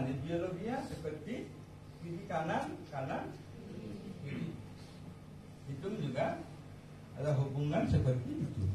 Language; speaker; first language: Indonesian; non-native, fluent; Bangla